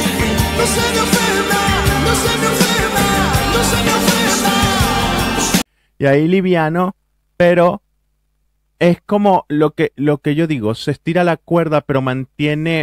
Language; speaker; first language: Spanish; native; Spanish